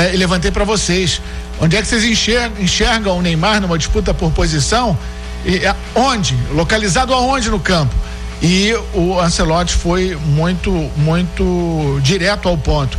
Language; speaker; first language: Portuguese; native; Portuguese